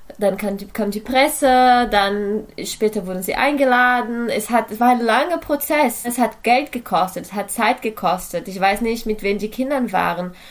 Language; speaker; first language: German; non-native, fluent; Portuguese